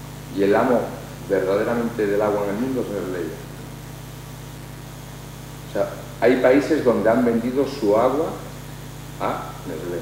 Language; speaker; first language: Spanish; native; Spanish